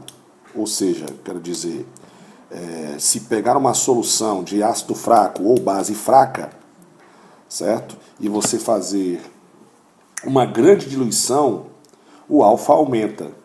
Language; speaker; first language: Portuguese; native; Portuguese